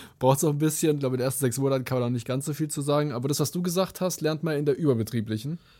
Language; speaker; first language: German; native; German